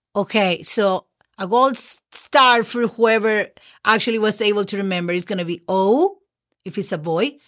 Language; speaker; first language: English; non-native, fluent; Spanish